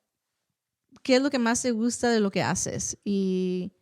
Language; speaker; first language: Spanish; early bilingual, heritage; Spanish